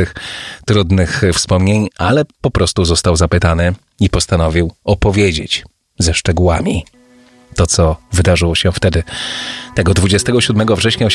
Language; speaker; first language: Polish; native; Polish